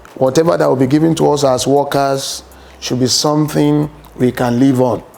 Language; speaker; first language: English; non-native, local second language; Yoruba